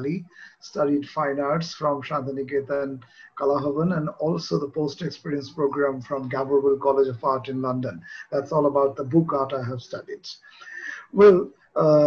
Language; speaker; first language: English; non-native, local second language; Bangla